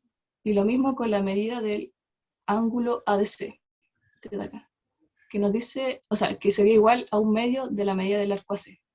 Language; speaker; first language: Spanish; native; Spanish